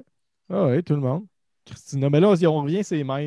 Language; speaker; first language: French; native; French